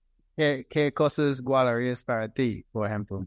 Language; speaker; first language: Spanish; non-native, fluent; English